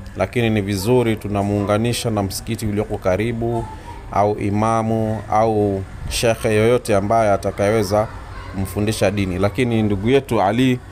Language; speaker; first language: Swahili; native; Swahili